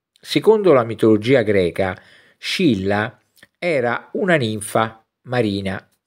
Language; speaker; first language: Italian; native; Italian